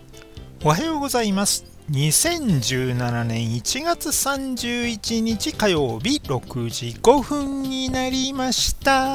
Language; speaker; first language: Japanese; native; Japanese